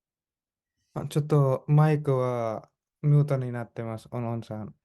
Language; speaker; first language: Japanese; non-native, fluent; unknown